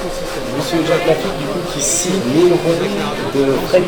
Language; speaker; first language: French; native; French